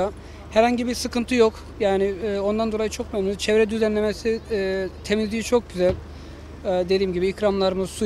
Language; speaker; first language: Turkish; early bilingual, heritage; Turkish